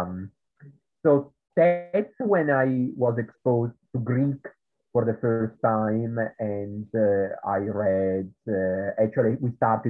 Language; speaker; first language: English; non-native, fluent; Italian